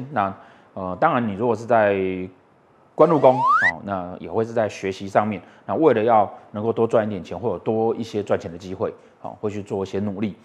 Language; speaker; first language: Chinese; native; Chinese